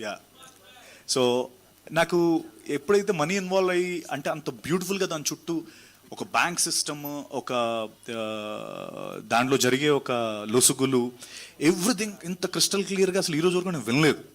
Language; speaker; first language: Telugu; native; Telugu